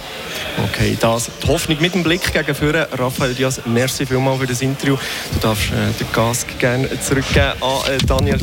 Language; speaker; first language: German; native; German